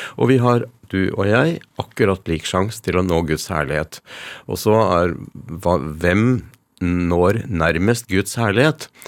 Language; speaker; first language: Norwegian; early bilingual, other home language; Yiddish